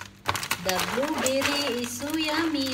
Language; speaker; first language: English; non-native, local second language; Filipino